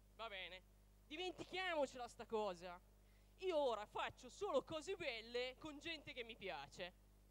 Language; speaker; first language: Italian; native; Italian